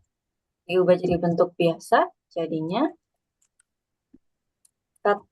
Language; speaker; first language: Indonesian; native; Indonesian